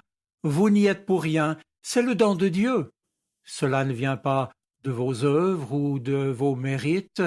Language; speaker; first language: French; native; French